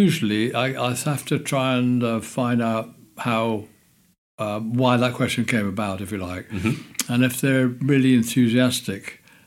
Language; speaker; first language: English; native; English